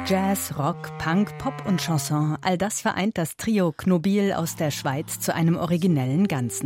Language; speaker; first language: German; native; German